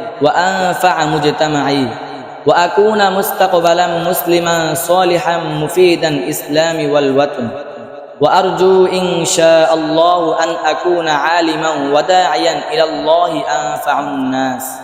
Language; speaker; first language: Arabic; non-native, learner; Bangla